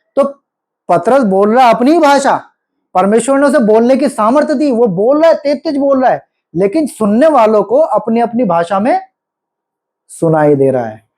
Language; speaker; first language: Hindi; native; Hindi